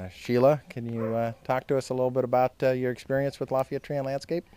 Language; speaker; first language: English; native; English